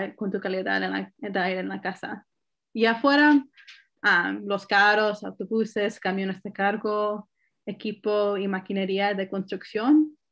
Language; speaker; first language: Spanish; early bilingual, heritage; Spanish